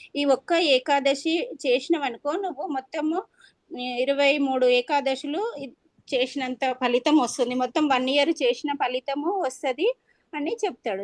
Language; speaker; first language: Telugu; native; Telugu